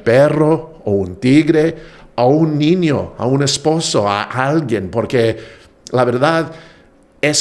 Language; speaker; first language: Spanish; non-native, fluent; English